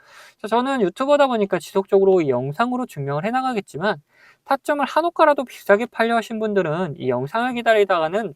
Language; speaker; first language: Korean; native; Korean